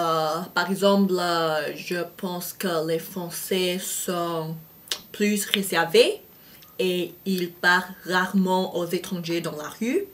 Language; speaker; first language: French; non-native, fluent; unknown